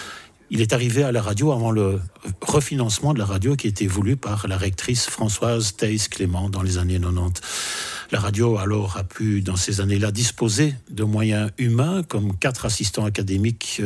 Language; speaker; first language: French; native; French